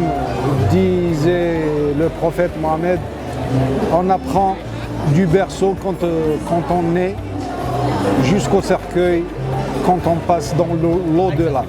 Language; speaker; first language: French; non-native, local second language; Arabic